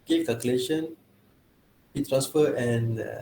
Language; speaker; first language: English; non-native, local second language; Malay